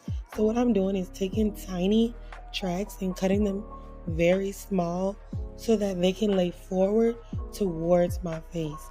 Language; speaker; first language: English; native; English